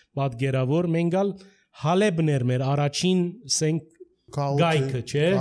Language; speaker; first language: Armenian; early bilingual, heritage; Armenian